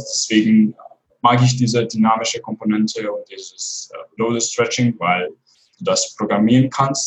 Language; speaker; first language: German; non-native, fluent; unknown